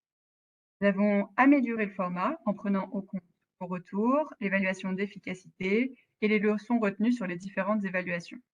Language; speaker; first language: French; native; French